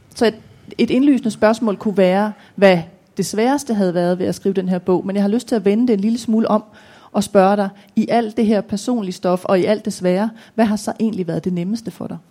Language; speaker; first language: Danish; native; Danish